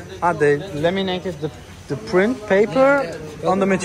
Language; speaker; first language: English; non-native, fluent; German